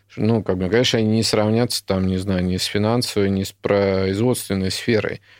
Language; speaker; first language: Russian; native; Russian